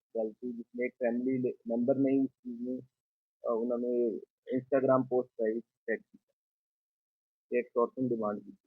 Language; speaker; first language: Hindi; non-native, local second language; Punjabi